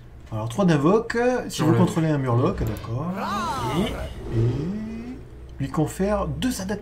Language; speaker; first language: French; native; French